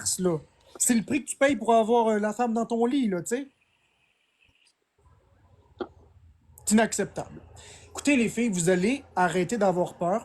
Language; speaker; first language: French; native; French